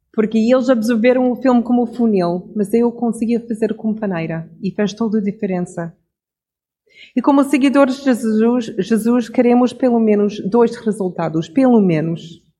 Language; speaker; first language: Portuguese; non-native, fluent; English